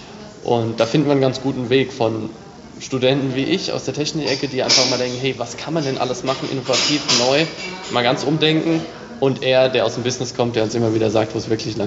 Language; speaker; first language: German; native; German